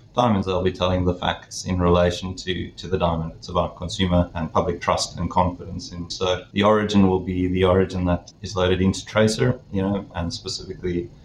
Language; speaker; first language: English; native; English